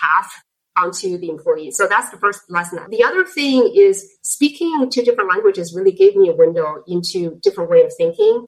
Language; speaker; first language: English; non-native, fluent; Chinese